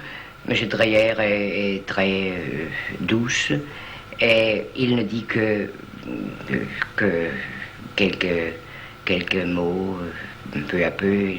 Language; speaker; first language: French; non-native, learner; Danish